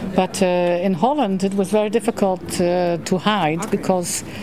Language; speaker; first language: English; non-native, fluent; Dutch